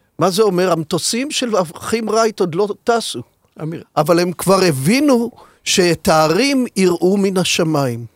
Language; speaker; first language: Hebrew; native; Hebrew